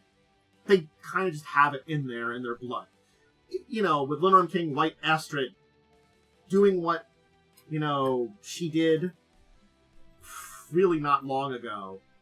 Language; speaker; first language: English; native; English